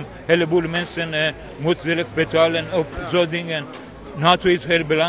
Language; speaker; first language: Dutch; non-native, learner; Persian